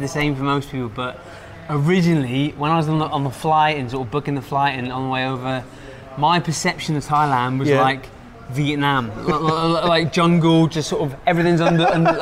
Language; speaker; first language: English; native; English